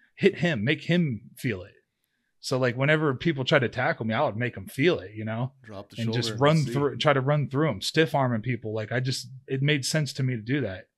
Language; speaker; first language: English; native; English